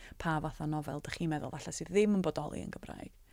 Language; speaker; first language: Welsh; native; Welsh